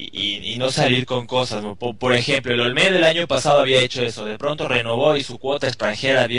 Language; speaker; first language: Spanish; native; Spanish